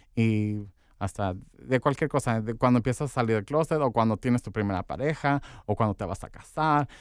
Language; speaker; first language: Spanish; early bilingual, heritage; Spanish